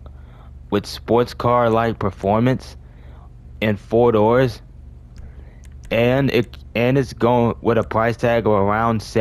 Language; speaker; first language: English; native; English